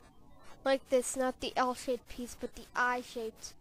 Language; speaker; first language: English; native; English